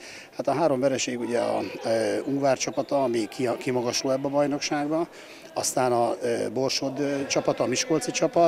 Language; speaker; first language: Hungarian; native; Hungarian